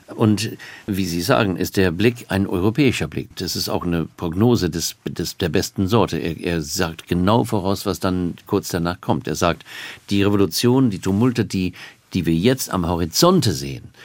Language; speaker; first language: German; non-native, fluent; English